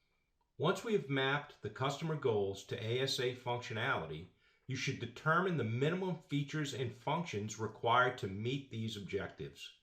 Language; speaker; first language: English; native; English